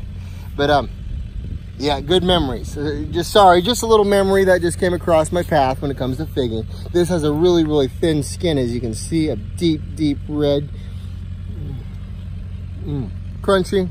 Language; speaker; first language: English; native; English